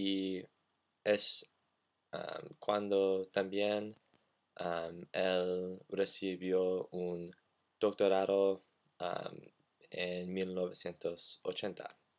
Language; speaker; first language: Spanish; non-native, learner; English